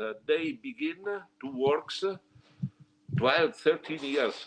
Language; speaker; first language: English; non-native, learner; Italian